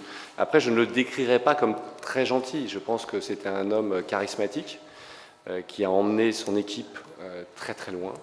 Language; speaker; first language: French; native; French